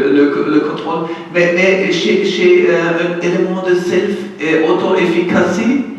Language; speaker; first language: French; non-native, learner; German